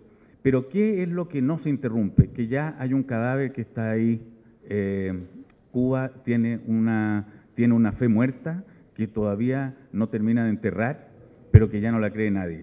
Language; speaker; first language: Spanish; native; Spanish